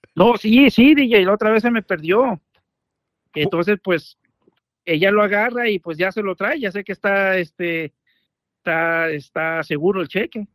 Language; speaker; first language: Spanish; native; Spanish